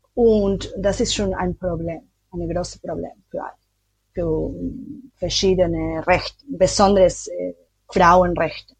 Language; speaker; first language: German; non-native, learner; Spanish